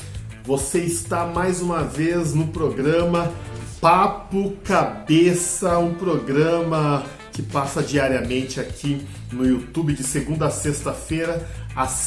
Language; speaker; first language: Portuguese; native; Portuguese